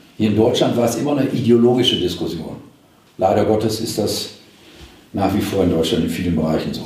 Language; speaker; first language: German; native; German